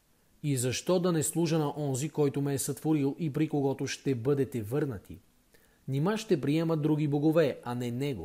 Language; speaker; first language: Bulgarian; native; Bulgarian